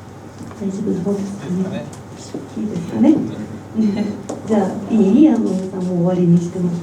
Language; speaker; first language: Japanese; native; Japanese